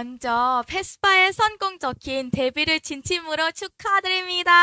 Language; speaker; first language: Korean; non-native, learner; Thai